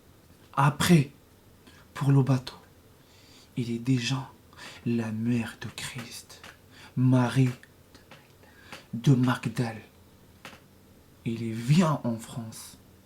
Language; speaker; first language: French; non-native, learner; Arabic